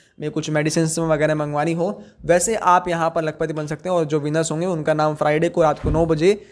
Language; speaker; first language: Hindi; native; Hindi